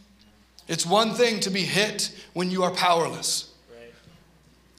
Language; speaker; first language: English; native; English